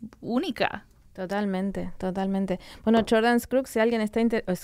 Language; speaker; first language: Spanish; native; Spanish